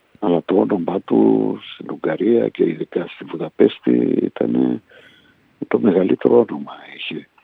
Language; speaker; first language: Greek; early bilingual, heritage; Greek